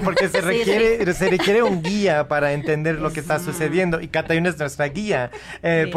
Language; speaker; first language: Spanish; non-native, fluent; English